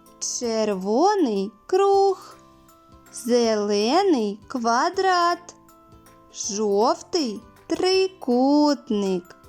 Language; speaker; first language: Ukrainian; native; Ukrainian